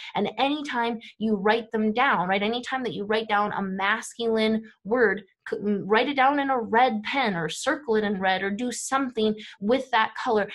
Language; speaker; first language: English; native; English